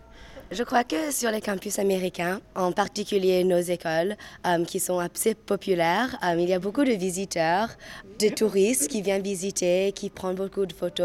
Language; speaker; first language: French; non-native, fluent; English